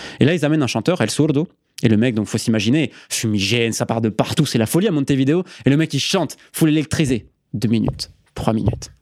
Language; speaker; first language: French; native; French